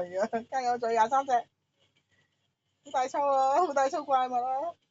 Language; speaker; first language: Chinese; native; Chinese